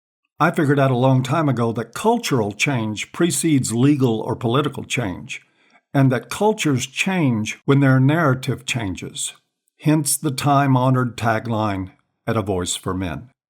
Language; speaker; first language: English; native; English